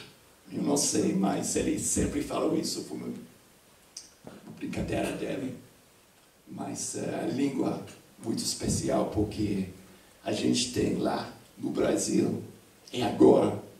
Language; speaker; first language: Portuguese; non-native, fluent; English